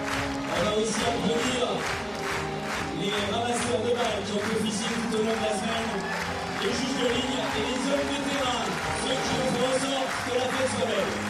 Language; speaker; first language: French; native; French